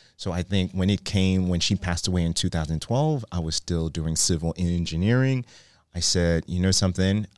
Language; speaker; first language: English; non-native, fluent; Haitian Creole